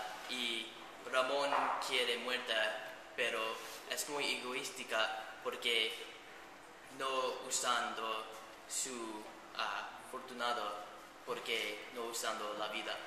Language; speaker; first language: Spanish; non-native, learner; English